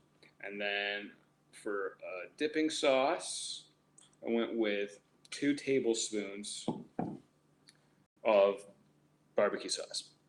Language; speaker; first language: English; native; English